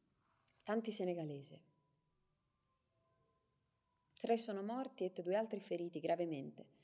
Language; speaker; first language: Italian; non-native, learner; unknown